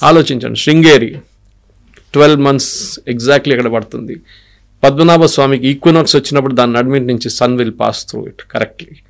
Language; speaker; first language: Telugu; non-native, local second language; Malayalam